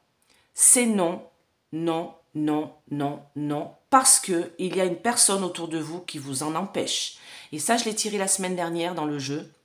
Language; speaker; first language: French; native; French